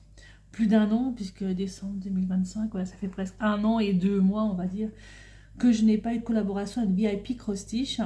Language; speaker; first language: French; native; French